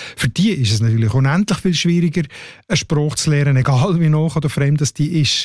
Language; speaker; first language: German; native; German